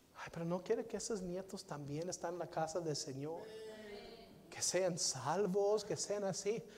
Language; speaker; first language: Spanish; non-native, fluent; English